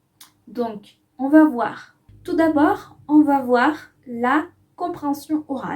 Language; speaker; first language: French; non-native, fluent; Spanish